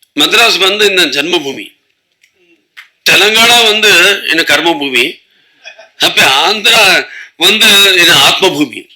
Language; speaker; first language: Tamil; non-native, local second language; Telugu